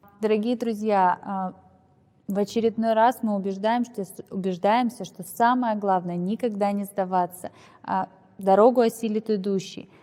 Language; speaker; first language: Russian; native; Russian